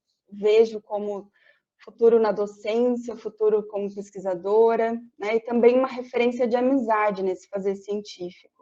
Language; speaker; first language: Portuguese; native; Portuguese